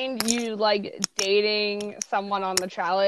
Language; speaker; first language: English; native; English